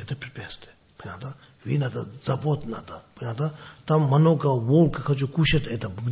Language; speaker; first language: Russian; non-native, learner; Tibetan